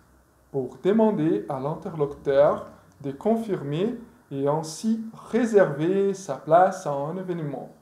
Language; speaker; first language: French; non-native, fluent; Portuguese